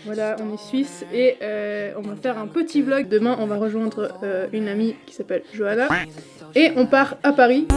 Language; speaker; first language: French; native; French